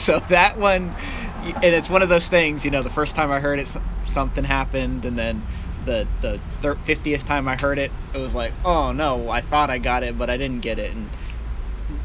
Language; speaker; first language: English; native; English